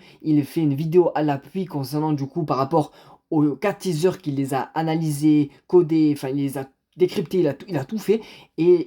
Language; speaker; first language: French; native; French